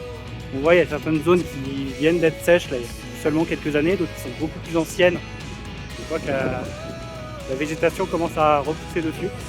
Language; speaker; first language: French; native; French